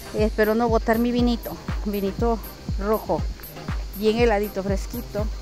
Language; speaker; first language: Spanish; native; Spanish